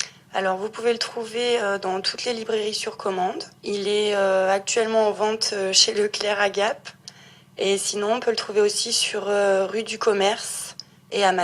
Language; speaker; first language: French; native; French